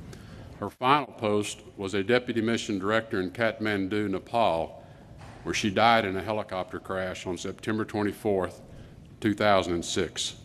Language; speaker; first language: English; native; English